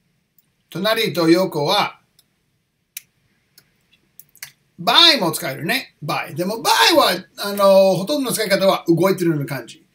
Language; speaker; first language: Japanese; non-native, learner; English